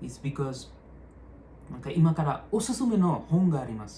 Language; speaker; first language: Japanese; non-native, learner; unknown